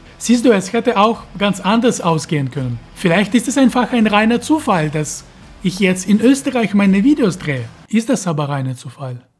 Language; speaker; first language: German; non-native, fluent; Russian